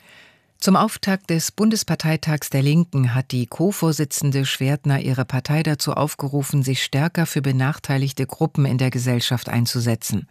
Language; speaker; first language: German; native; German